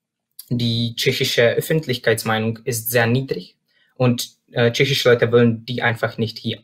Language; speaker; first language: German; non-native, fluent; Czech